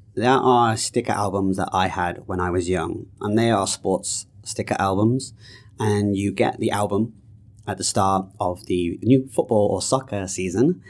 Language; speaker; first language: English; native; English